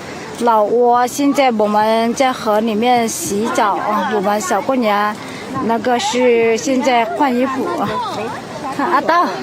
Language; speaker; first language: Chinese; non-native, fluent; Hmong